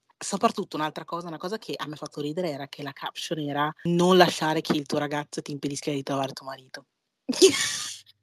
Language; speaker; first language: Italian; native; Italian